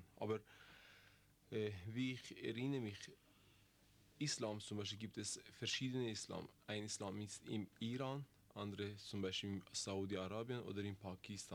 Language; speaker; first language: German; non-native, learner; Persian